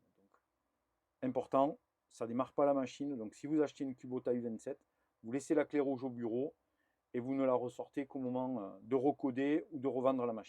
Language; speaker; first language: French; native; French